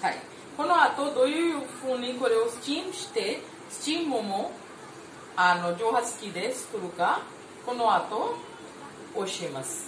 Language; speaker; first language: Japanese; non-native, fluent; Hindi